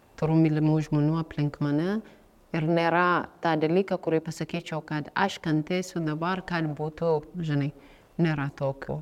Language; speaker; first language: Lithuanian; non-native, fluent; Amharic